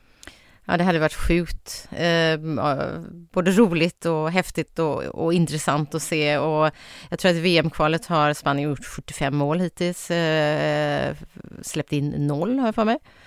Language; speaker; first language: Swedish; native; Swedish